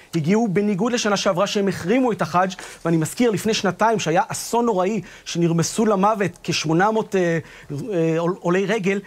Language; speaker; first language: Hebrew; native; Hebrew